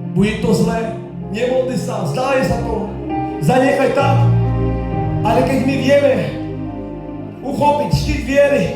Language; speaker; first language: Slovak; non-native, local second language; Romany